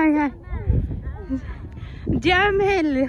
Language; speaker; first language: Arabic; non-native, learner; Bangla